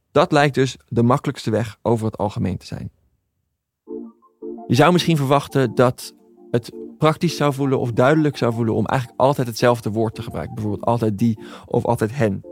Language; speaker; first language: Dutch; native; Dutch